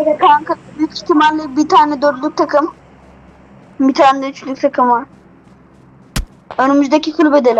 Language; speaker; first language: Turkish; native; Turkish